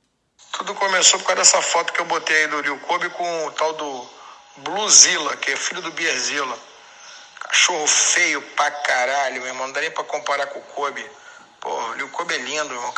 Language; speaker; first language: Portuguese; native; Portuguese